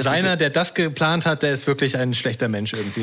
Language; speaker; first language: German; native; German